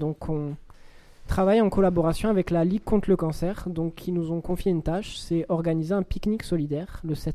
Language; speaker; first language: French; early bilingual, other home language; Arabic